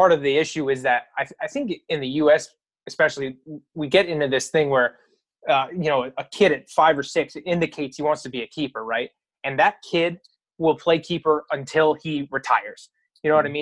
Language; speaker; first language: English; native; English